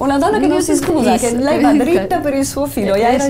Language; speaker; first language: Italian; native; Italian